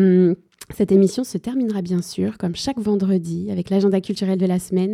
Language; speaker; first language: French; native; French